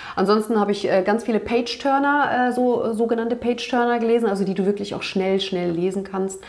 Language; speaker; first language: German; early bilingual, other home language; Turkish